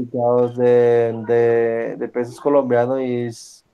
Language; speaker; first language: English; non-native, learner; Spanish